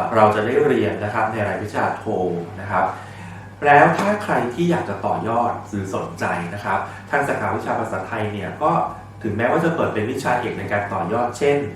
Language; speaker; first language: Thai; native; Thai